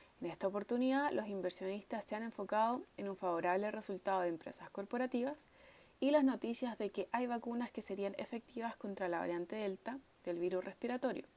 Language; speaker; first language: Spanish; native; Spanish